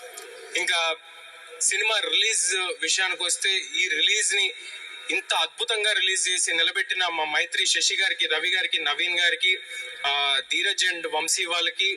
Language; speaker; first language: Telugu; native; Telugu